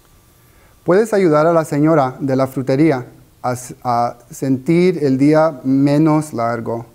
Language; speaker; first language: Spanish; early bilingual, heritage; Spanish